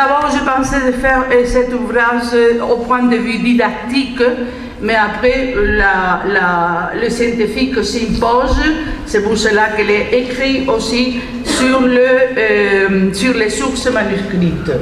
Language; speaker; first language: French; non-native, fluent; Spanish